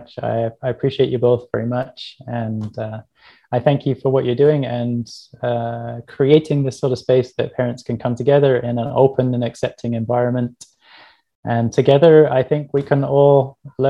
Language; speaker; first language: English; native; English